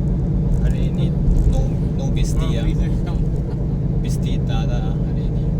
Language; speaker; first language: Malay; non-native, learner; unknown